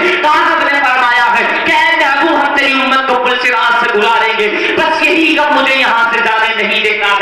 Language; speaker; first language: Urdu; native; Urdu